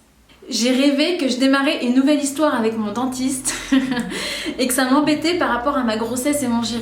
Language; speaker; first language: French; native; French